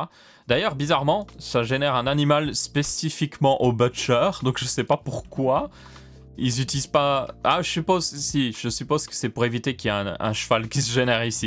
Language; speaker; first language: French; native; French